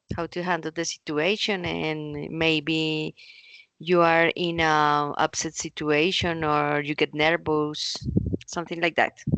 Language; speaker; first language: English; non-native, learner; Spanish